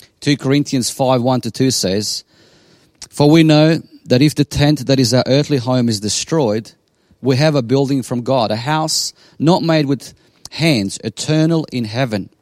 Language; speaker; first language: English; non-native, fluent; Bosnian